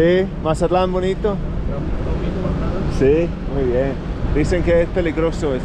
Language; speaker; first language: Spanish; non-native, learner; English